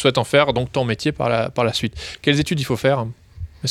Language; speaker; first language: French; native; French